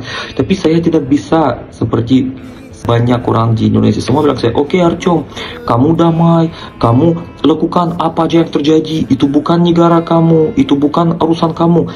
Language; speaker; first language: Indonesian; non-native, learner; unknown